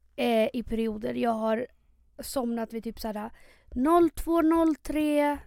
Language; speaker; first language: Swedish; early bilingual, other home language; Spanish